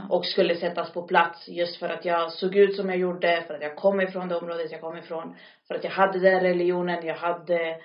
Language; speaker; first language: Swedish; early bilingual, other home language; Arabic